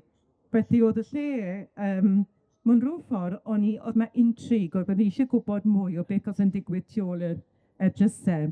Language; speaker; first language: Welsh; native; Welsh